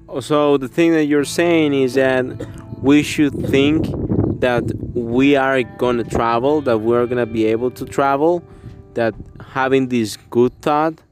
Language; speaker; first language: English; non-native, learner; Spanish